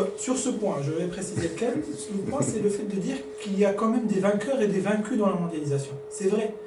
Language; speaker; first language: French; non-native, local second language; Arabic